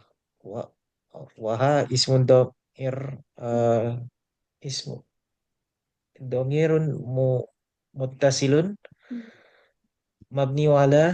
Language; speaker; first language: Arabic; non-native, learner; Indonesian